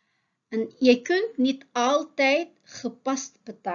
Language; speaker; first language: Dutch; non-native, fluent; Uyghur